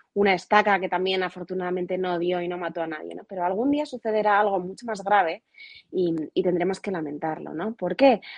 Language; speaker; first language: Spanish; native; Spanish